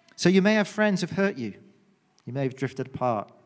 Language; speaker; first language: English; native; English